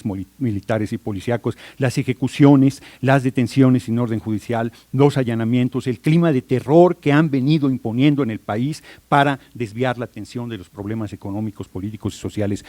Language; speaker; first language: Spanish; native; Spanish